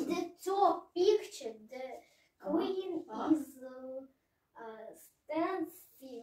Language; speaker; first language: English; non-native, learner; Russian